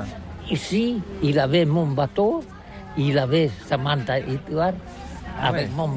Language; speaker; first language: French; non-native, learner; Catalan